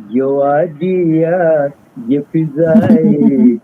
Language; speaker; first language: Hindi; non-native, local second language; Marathi